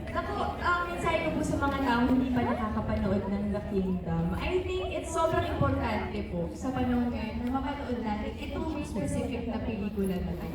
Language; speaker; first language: Filipino; native; Filipino